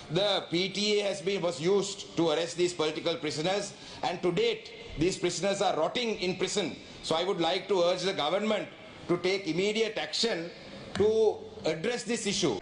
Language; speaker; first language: English; non-native, local second language; Tamil